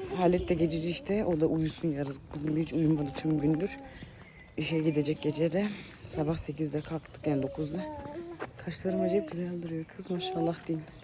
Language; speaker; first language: Turkish; early bilingual, heritage; Turkish